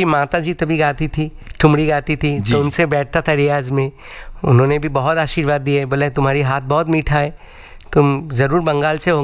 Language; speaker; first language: Hindi; non-native, local second language; Bangla